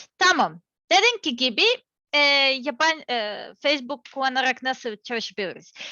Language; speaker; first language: Turkish; non-native, learner; Serbian